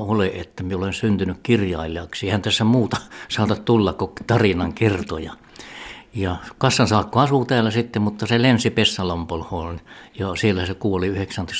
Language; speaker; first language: Finnish; early bilingual, heritage; Finnish